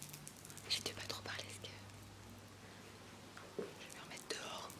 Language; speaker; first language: French; native; French